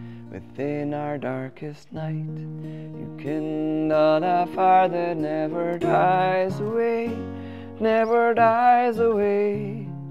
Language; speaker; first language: English; native; English